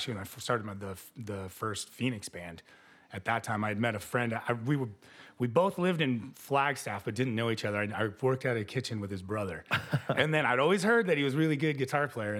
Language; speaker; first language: English; early bilingual, other home language; Spanish